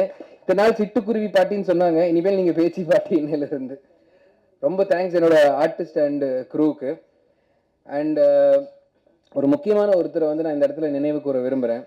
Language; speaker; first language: Tamil; native; Tamil